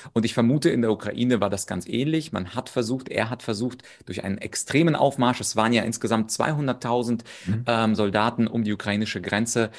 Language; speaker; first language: German; early bilingual, other home language; Russian